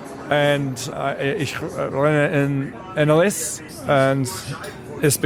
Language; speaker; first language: German; non-native, learner; English